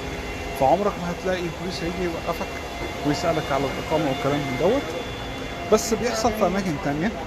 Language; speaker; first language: Arabic; native; Arabic